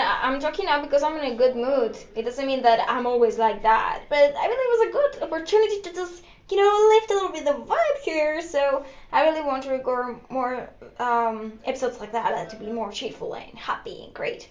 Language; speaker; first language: English; non-native, fluent; Greek